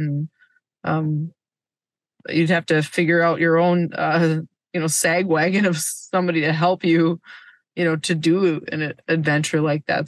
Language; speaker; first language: English; native; English